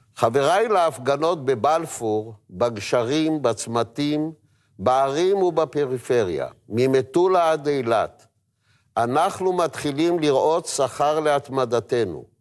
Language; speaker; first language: Hebrew; native; Hebrew